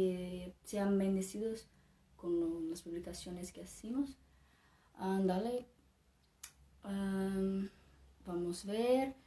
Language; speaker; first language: Spanish; non-native, fluent; Portuguese